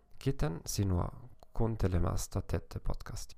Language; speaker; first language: Finnish; non-native, learner; German